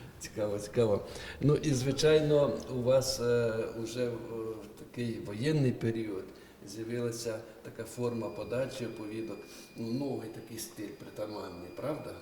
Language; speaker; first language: Ukrainian; native; Ukrainian